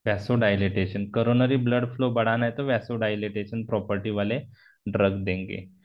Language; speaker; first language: Hindi; non-native, local second language; Marathi